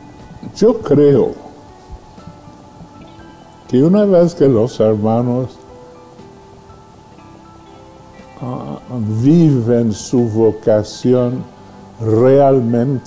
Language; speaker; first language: Spanish; non-native, fluent; English